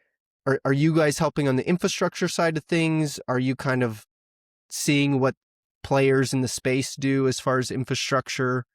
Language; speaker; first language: English; native; English